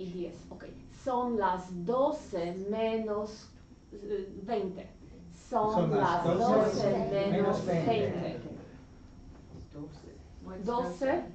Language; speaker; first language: Spanish; non-native, learner; English